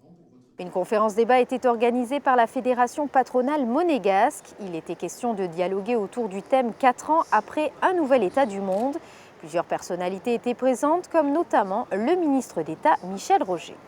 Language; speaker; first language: French; native; French